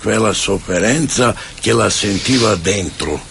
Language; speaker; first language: Italian; non-native, fluent; Romany